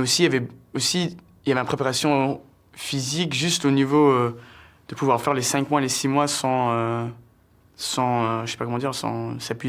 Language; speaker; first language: French; early bilingual, heritage; English